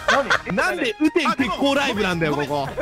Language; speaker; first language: Japanese; native; Japanese